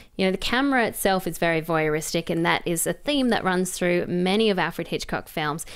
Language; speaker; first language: English; native; English